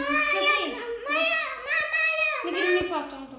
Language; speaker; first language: Russian; early bilingual, other home language; Tajik